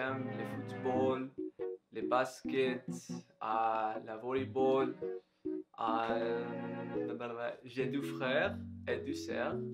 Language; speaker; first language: French; non-native, learner; English